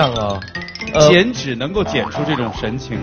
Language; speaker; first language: Chinese; native; Chinese